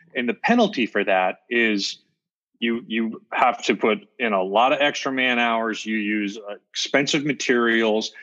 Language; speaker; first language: English; native; English